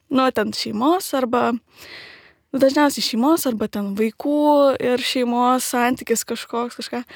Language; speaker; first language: Lithuanian; native; Lithuanian